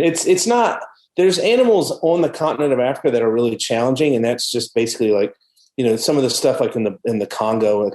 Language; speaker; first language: English; native; English